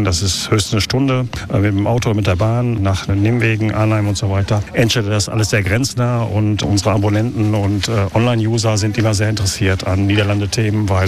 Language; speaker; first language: German; native; German